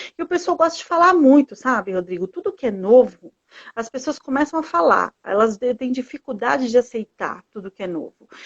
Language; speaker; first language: Portuguese; native; Portuguese